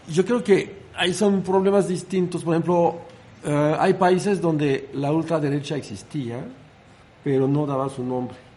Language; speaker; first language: Spanish; non-native, fluent; French